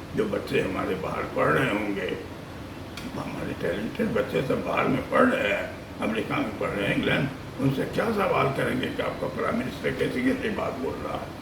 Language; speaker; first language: Hindi; native; Hindi